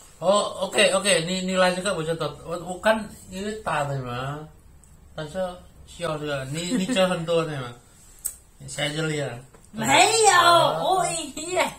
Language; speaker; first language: Chinese; non-native, learner; Indonesian